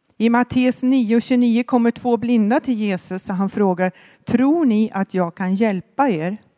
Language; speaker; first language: Swedish; native; Swedish